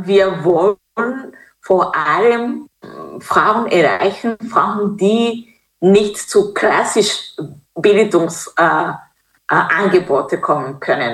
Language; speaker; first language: German; non-native, fluent; Kinyarwanda